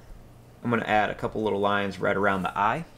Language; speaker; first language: English; native; English